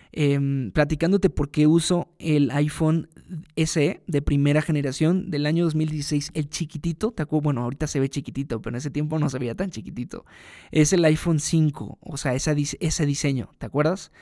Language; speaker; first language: Spanish; native; Spanish